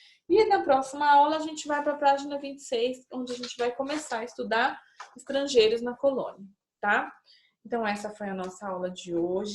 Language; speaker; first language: Portuguese; native; Portuguese